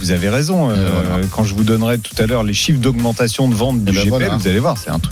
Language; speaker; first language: French; native; French